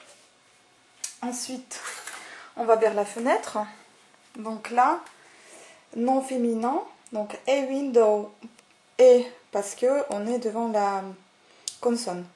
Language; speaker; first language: French; native; French